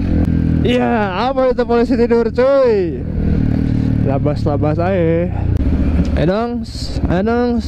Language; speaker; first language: Indonesian; native; Indonesian